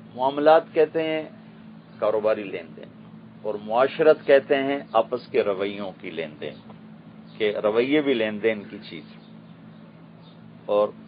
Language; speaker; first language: Urdu; non-native, local second language; Punjabi